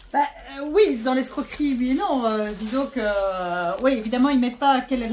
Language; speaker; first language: French; native; French